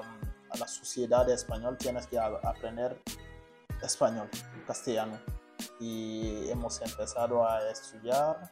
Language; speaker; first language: Spanish; non-native, learner; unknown